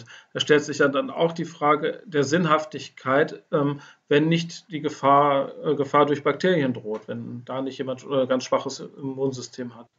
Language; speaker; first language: German; native; German